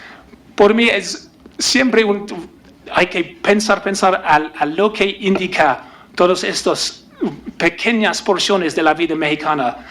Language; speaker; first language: Spanish; non-native, learner; English